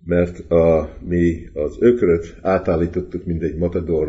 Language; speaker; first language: Hungarian; early bilingual, heritage; Hungarian